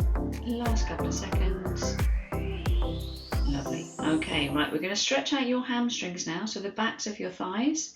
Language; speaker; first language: English; native; English